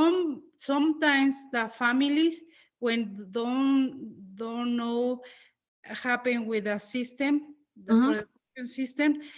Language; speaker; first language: English; non-native, learner; Spanish